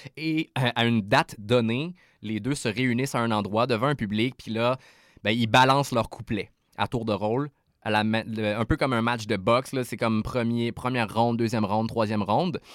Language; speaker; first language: French; native; French